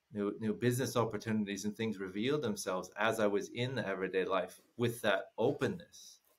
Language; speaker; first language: English; native; English